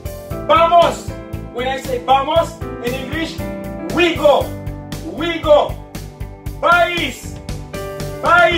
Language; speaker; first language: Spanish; non-native, fluent; Haitian Creole